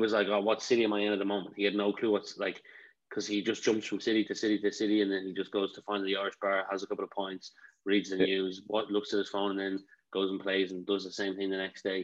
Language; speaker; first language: English; native; English